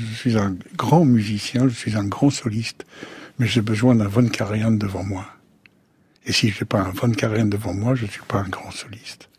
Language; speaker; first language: French; native; French